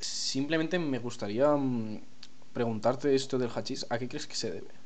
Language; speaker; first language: Spanish; native; Spanish